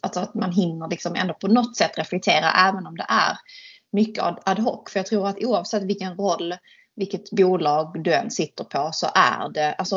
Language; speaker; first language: Swedish; native; Swedish